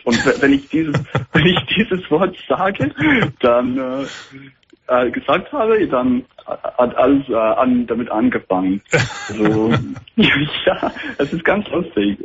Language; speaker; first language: German; non-native, fluent; English